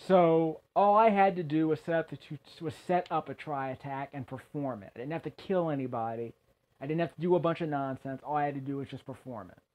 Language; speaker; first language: English; native; English